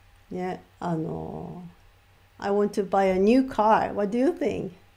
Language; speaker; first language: English; non-native, fluent; Japanese